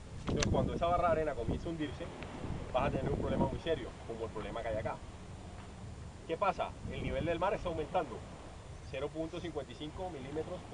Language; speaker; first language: Spanish; native; Spanish